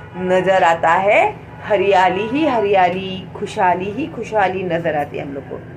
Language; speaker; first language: Hindi; non-native, local second language; Marathi